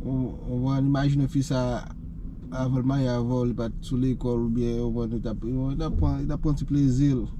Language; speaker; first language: French; non-native, learner; Haitian Creole